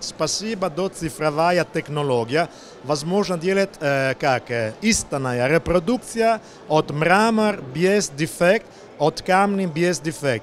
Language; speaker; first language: Russian; non-native, learner; Italian